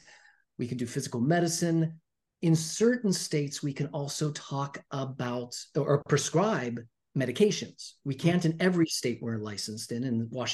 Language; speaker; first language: English; native; English